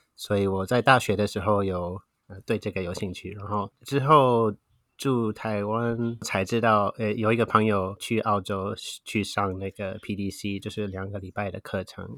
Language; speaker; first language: Chinese; non-native, fluent; English